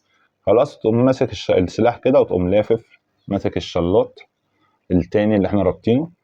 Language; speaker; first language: Arabic; native; Arabic